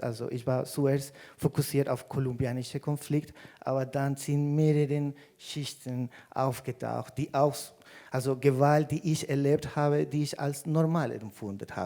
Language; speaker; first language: German; non-native, fluent; Spanish